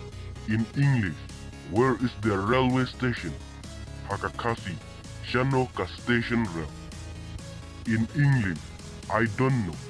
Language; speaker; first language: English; non-native, local second language; Khasi